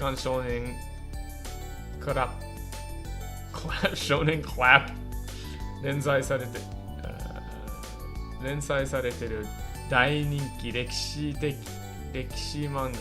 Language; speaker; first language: Japanese; non-native, fluent; English